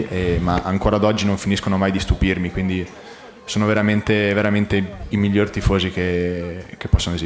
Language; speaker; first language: Italian; native; Italian